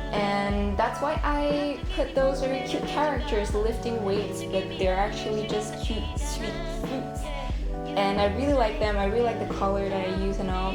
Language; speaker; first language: English; non-native, local second language; French